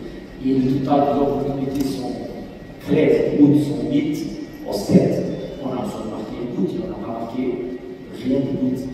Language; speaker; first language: French; non-native, fluent; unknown